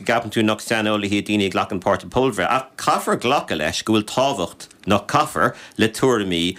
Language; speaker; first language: Irish; native; Irish